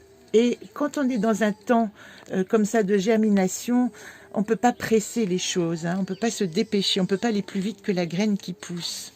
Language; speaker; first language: French; native; French